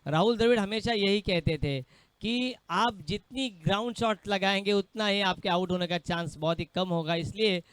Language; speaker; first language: Hindi; non-native, local second language; Marathi